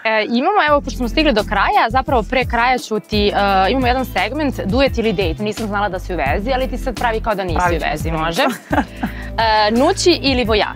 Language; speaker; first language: Serbian; native; Serbian